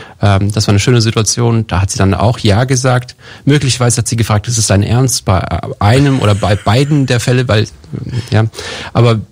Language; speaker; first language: German; early bilingual, heritage; German